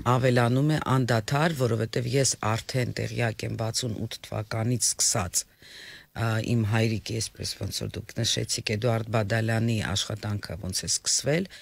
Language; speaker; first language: Armenian; native; Armenian